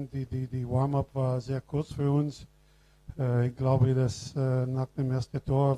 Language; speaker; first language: German; non-native, fluent; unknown